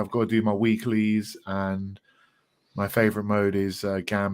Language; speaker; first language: English; native; English